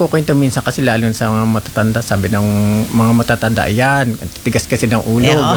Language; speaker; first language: Filipino; native; Filipino